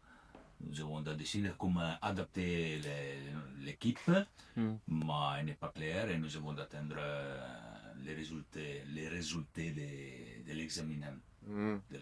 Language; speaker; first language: French; non-native, learner; Italian